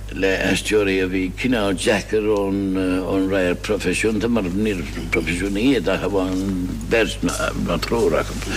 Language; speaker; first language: Irish; non-native, fluent; English